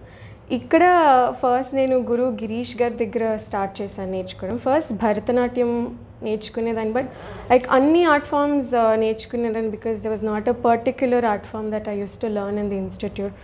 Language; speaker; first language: Telugu; early bilingual, heritage; Telugu